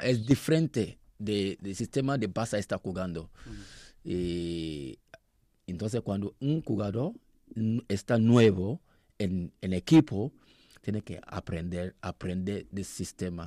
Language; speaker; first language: Spanish; non-native, learner; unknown